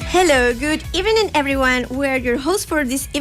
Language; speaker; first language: English; non-native, fluent; Spanish